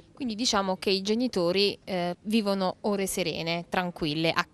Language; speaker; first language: Italian; native; Italian